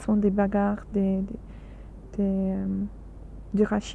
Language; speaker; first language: French; non-native, learner; English